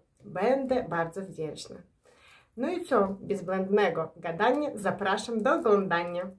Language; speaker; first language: Polish; non-native, learner; Ukrainian